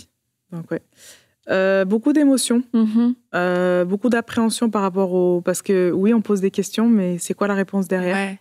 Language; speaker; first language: French; early bilingual, other home language; Portuguese